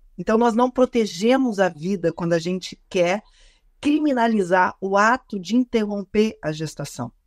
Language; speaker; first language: Portuguese; native; Portuguese